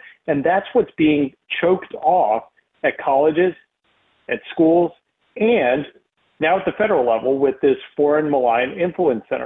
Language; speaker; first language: English; native; English